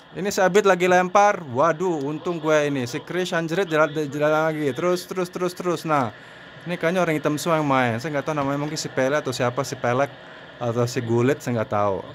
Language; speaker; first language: Indonesian; non-native, fluent; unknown